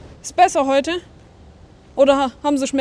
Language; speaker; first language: German; native; German